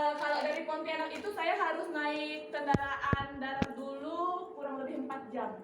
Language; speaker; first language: Indonesian; non-native, local second language; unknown